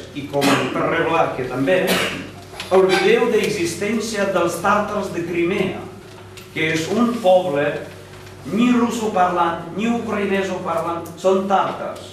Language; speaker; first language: Catalan; non-native, fluent; Ukrainian